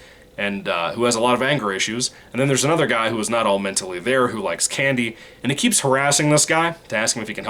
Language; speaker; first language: English; native; English